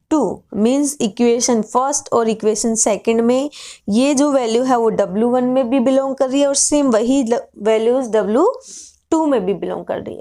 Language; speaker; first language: Hindi; native; Hindi